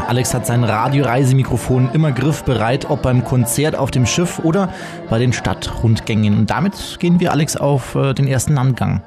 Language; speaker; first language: German; native; German